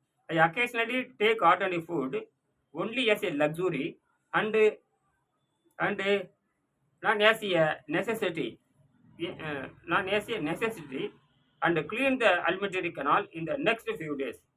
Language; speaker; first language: English; non-native, local second language; Tamil